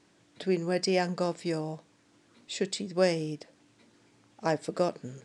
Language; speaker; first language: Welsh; non-native, learner; English